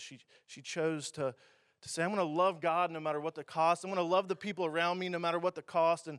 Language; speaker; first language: English; native; English